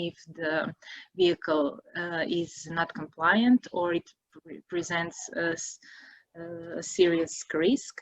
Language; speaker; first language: English; non-native, fluent; Croatian